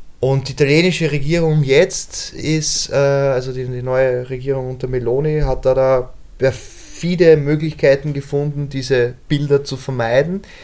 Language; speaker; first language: German; native; German